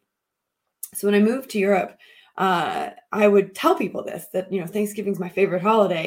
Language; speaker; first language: English; native; English